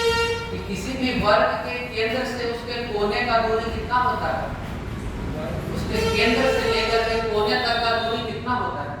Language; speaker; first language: Hindi; native; Hindi